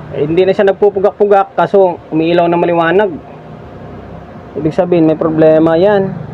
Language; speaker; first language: Filipino; native; Filipino